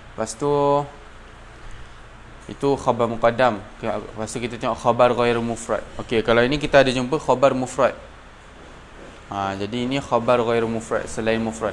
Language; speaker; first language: Malay; native; Malay